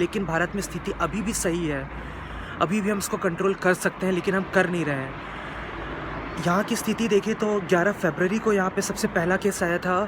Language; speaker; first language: Hindi; native; Hindi